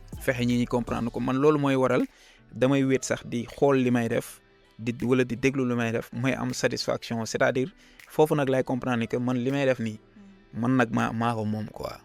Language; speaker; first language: Wolof; native; Wolof